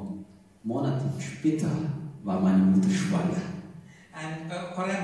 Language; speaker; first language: German; non-native, learner; Portuguese